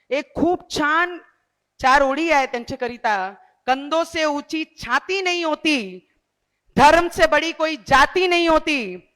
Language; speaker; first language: Marathi; non-native, local second language; Hindi